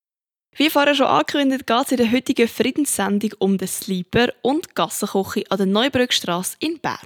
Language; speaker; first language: German; native; German